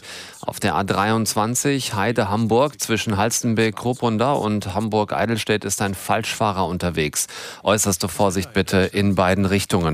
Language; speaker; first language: German; native; German